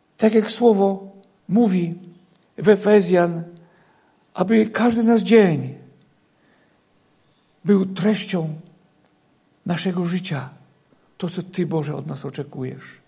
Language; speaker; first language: Polish; native; Polish